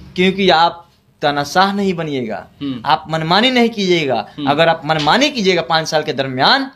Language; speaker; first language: Hindi; native; Hindi